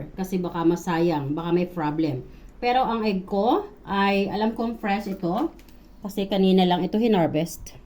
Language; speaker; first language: Filipino; native; Filipino